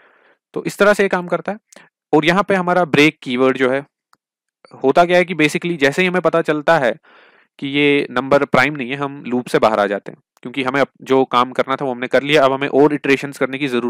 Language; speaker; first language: Hindi; non-native, local second language; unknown